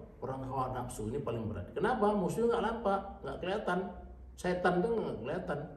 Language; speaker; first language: Indonesian; native; Indonesian